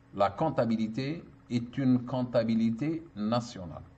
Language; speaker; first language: French; non-native, local second language; Arabic